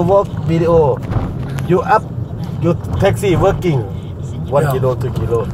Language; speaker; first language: English; non-native, learner; Thai